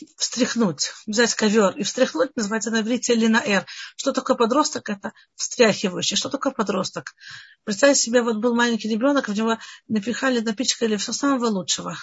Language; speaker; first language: Russian; early bilingual, heritage; Russian